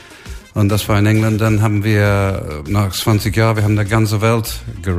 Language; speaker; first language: German; non-native, learner; English